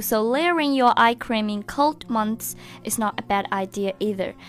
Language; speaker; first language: English; non-native, fluent; Chinese